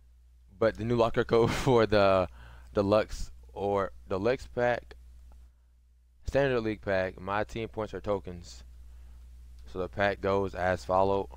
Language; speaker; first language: English; native; English